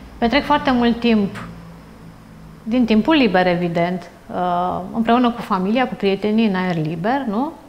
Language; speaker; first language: Romanian; native; Romanian